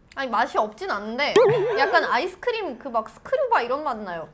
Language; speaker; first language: Korean; non-native, fluent; Russian